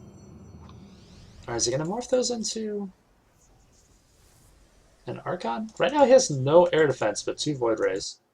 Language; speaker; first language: English; native; English